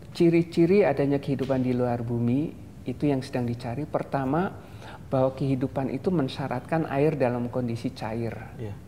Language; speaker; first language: Indonesian; native; Indonesian